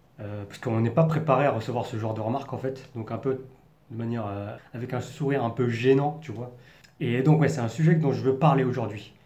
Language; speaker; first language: French; native; French